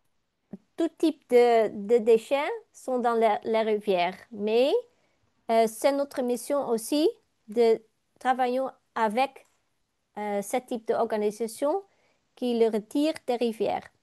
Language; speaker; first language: French; non-native, learner; Dutch